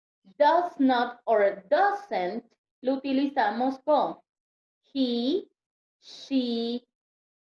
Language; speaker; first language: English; non-native, learner; Spanish